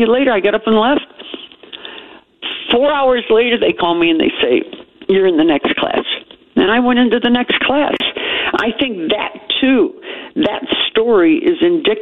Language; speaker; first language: English; native; English